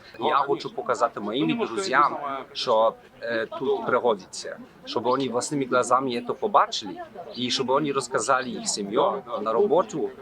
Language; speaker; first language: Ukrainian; non-native, learner; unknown